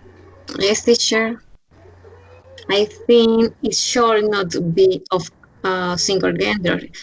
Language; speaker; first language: English; non-native, learner; Spanish